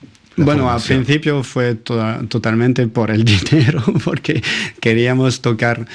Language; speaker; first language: Spanish; non-native, fluent; French